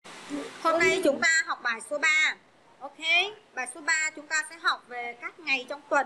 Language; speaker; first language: Vietnamese; native; Vietnamese